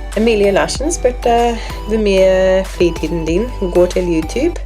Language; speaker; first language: Norwegian; non-native, learner; English